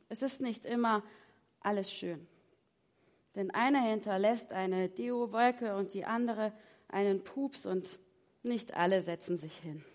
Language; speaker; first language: German; native; German